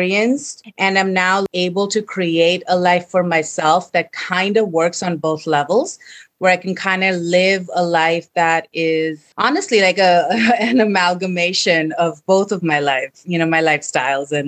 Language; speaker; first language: English; non-native, local second language; Hindi